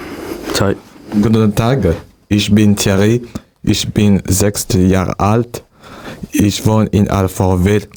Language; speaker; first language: German; non-native, learner; French